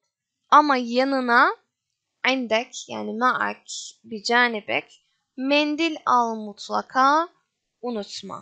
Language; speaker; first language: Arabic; non-native, fluent; Turkish